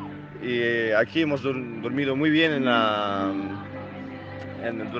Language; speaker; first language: Spanish; non-native, learner; French